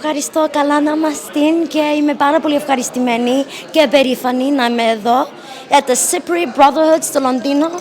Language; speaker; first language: Greek; early bilingual, heritage; English